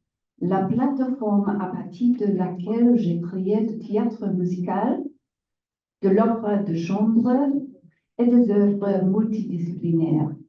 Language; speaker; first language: French; non-native, learner; English